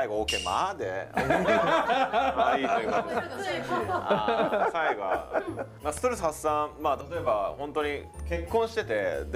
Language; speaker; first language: Japanese; native; Japanese